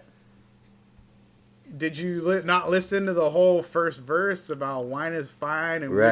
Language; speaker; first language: English; native; English